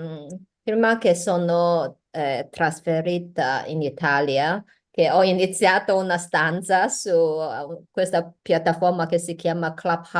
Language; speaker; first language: Italian; non-native, learner; Chinese